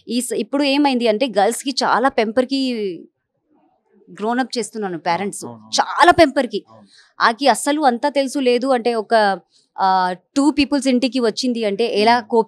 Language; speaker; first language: Telugu; non-native, local second language; Hindi